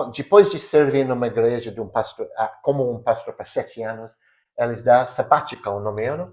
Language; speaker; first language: Portuguese; non-native, fluent; English